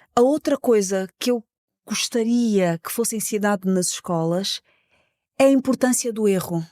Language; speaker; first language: Portuguese; native; Portuguese